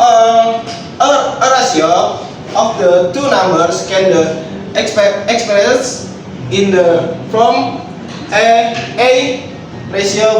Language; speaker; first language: English; non-native, learner; Indonesian